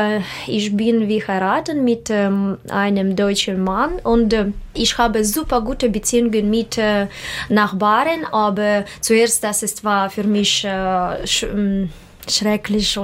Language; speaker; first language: German; non-native, learner; Russian